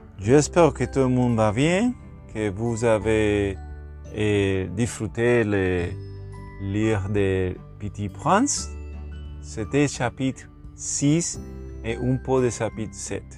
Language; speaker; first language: French; non-native, learner; Spanish